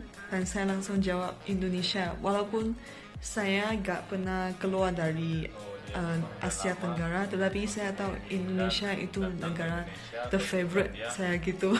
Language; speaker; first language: Indonesian; non-native, fluent; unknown